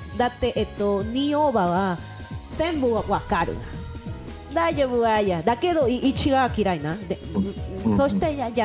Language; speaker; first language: Japanese; non-native, learner; Spanish